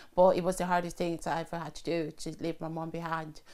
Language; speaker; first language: English; early bilingual, other home language; French